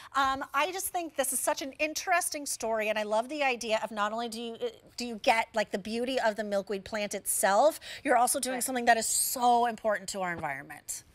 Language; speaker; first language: English; native; English